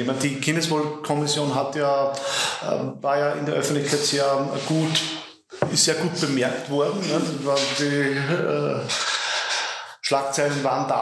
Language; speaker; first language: German; native; German